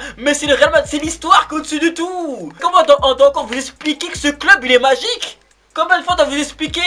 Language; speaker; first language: French; native; French